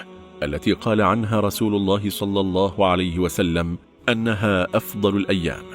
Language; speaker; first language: Arabic; native; Arabic